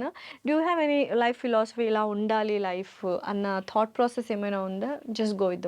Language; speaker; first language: Telugu; native; Telugu